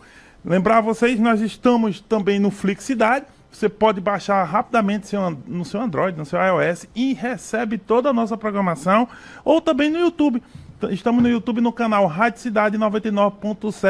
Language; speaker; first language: Portuguese; native; Portuguese